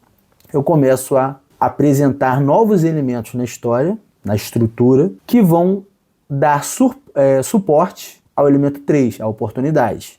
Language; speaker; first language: Portuguese; native; Portuguese